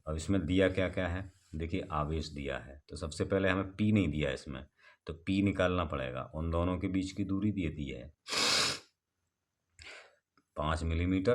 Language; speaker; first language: Hindi; native; Hindi